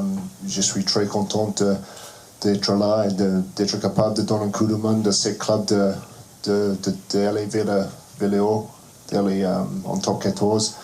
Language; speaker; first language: French; non-native, fluent; English